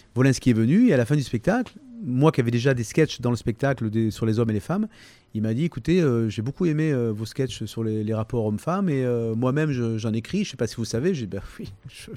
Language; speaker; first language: French; native; French